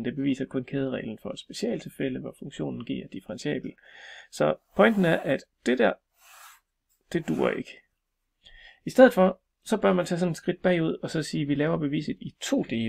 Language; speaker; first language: Danish; native; Danish